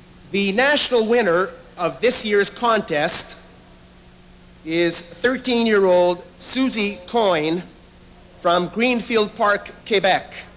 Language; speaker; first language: English; native; English